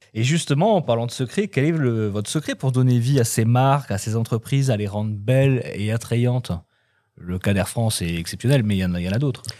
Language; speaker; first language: French; native; French